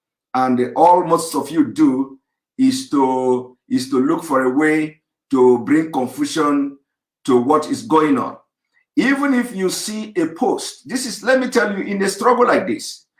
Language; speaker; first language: English; non-native, local second language; Igbo